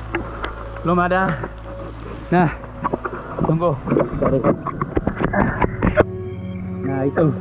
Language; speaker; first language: Indonesian; non-native, fluent; English